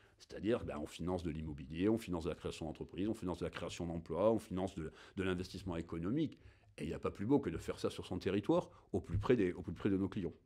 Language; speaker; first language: French; native; French